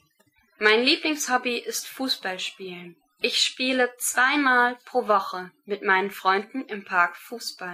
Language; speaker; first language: German; non-native, learner; English